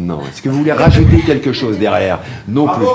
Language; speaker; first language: French; native; French